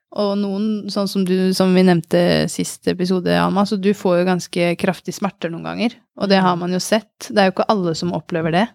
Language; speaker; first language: Norwegian; native; Norwegian